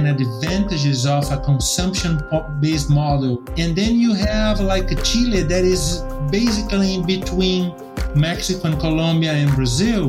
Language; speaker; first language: English; non-native, fluent; Portuguese